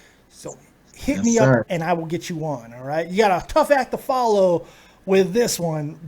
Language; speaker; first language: English; native; English